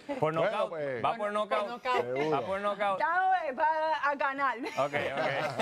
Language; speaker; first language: Spanish; early bilingual, heritage; English